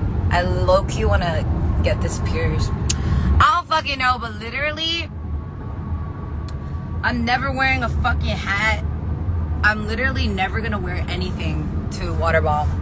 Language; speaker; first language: English; early bilingual, other home language; Korean